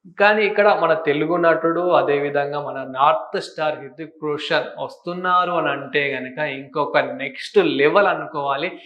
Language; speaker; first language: Telugu; native; Telugu